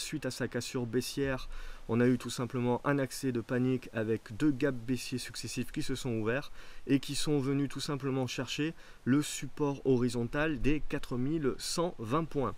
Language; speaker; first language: French; native; French